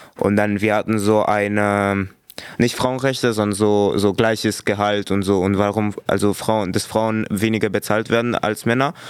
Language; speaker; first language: German; non-native, fluent; Ukrainian